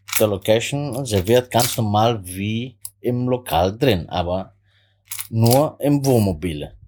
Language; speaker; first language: German; non-native, fluent; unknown